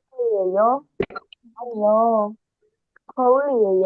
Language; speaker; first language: Korean; non-native, learner; Indonesian